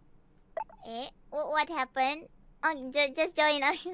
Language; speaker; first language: English; non-native, learner; Indonesian